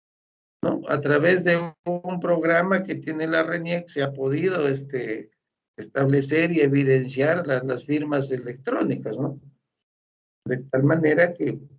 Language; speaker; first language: Spanish; native; Spanish